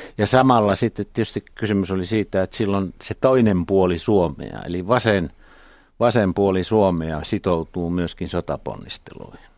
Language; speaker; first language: Finnish; native; Finnish